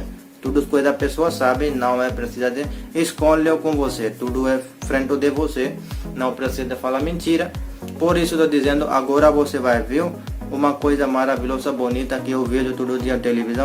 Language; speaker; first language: Portuguese; non-native, learner; Hindi